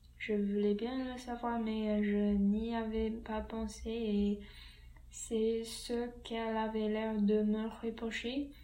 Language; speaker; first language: French; non-native, learner; English